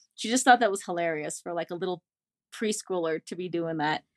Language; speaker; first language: English; native; English